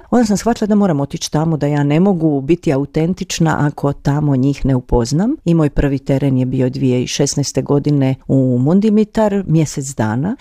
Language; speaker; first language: Croatian; native; Croatian